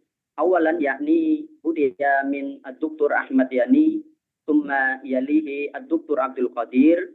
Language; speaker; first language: Arabic; non-native, fluent; Indonesian